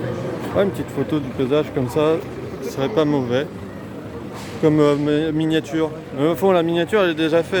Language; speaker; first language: French; native; French